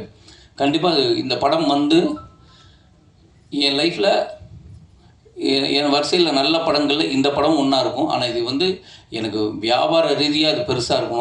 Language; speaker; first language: Tamil; native; Tamil